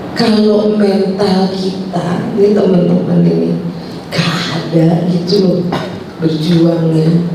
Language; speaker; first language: Indonesian; native; Indonesian